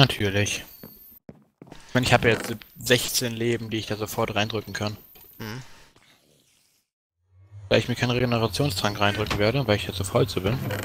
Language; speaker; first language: German; native; German